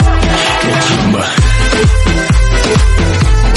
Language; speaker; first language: Spanish; native; Spanish